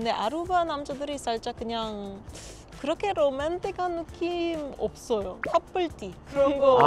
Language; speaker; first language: Korean; non-native, learner; Papiamento